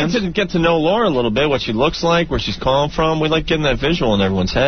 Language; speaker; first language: English; native; English